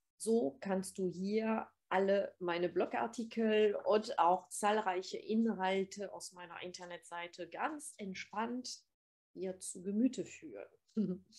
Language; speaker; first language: German; non-native, fluent; French